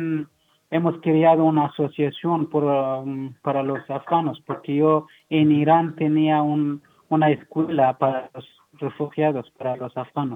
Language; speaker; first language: Spanish; non-native, learner; Persian